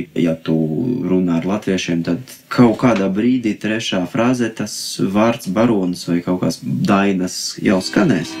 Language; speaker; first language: Latvian; non-native, fluent; Russian